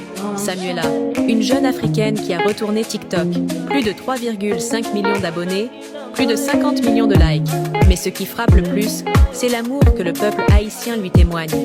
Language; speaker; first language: French; non-native, local second language; Haitian Creole